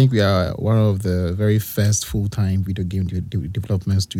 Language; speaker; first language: English; non-native, local second language; Akan